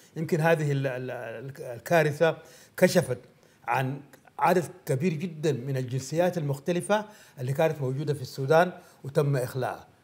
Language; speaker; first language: Arabic; native; Arabic